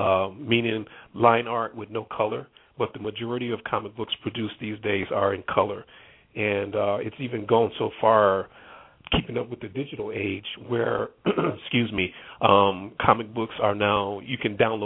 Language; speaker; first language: English; native; English